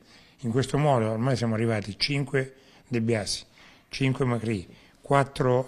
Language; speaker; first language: Italian; native; Italian